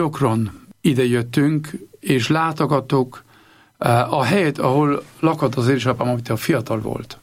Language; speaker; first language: Hungarian; non-native, learner; German